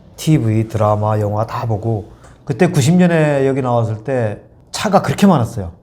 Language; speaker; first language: Korean; native; Korean